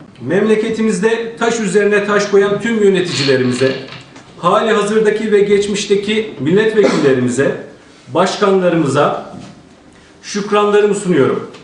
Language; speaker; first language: Turkish; native; Turkish